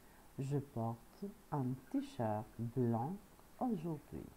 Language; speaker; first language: French; non-native, fluent; Spanish